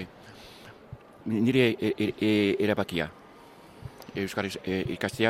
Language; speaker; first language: Basque; non-native, learner; English